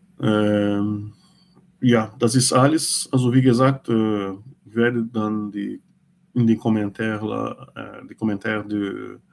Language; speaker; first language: German; non-native, learner; Portuguese